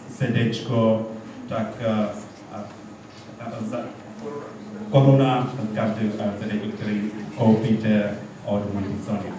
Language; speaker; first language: Czech; non-native, learner; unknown